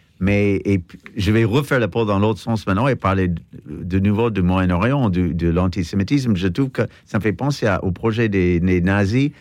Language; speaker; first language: French; non-native, fluent; English